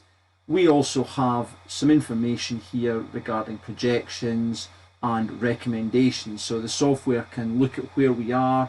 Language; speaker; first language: English; native; English